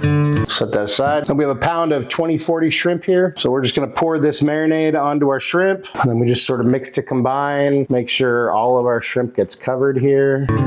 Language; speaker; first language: English; native; English